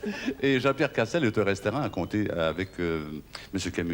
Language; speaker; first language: French; native; French